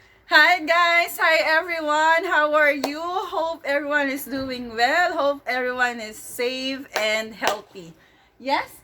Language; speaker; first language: English; non-native, local second language; Filipino